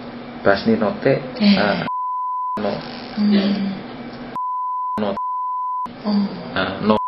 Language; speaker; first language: Japanese; non-native, learner; Indonesian